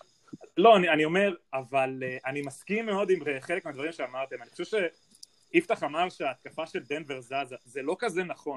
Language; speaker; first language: Hebrew; native; Hebrew